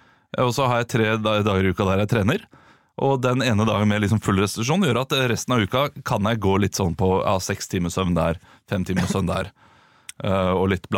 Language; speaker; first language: Norwegian; native; Norwegian